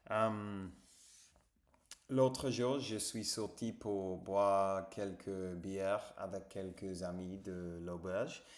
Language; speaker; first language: French; non-native, fluent; English